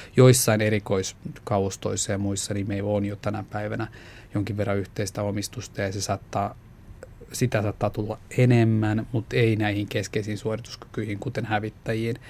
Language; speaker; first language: Finnish; non-native, local second language; Swedish